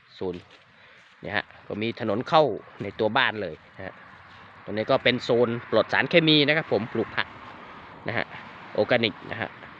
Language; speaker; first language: Thai; native; Thai